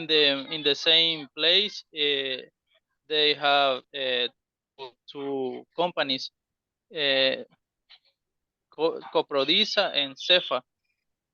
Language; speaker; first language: English; non-native, learner; Spanish